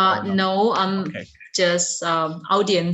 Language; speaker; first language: English; non-native, fluent; Indonesian